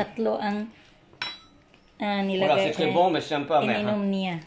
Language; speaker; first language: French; non-native, learner; Filipino